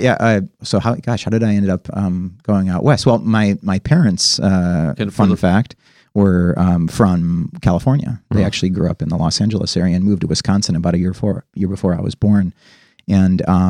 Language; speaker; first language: English; native; English